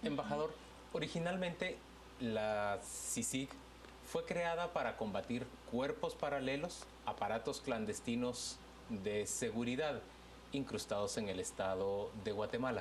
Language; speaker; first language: Spanish; native; Spanish